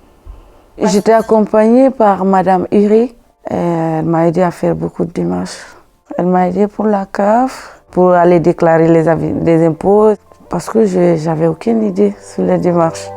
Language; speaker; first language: French; non-native, fluent; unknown